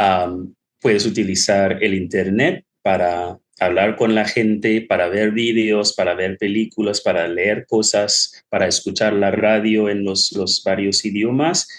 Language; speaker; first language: Spanish; non-native, fluent; English